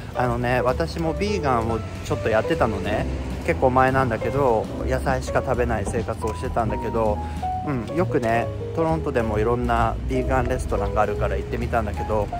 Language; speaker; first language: Japanese; native; Japanese